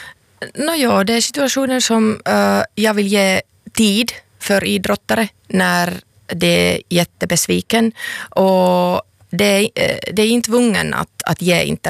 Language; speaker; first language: Swedish; non-native, local second language; Finnish